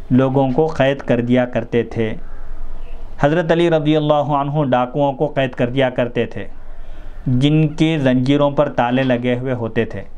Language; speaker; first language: Urdu; native; Urdu